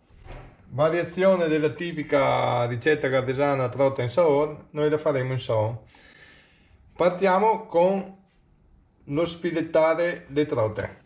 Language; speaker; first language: Italian; native; Italian